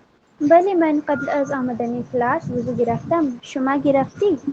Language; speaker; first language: Persian; non-native, learner; Urdu